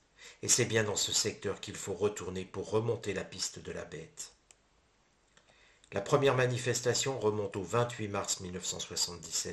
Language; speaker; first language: French; native; French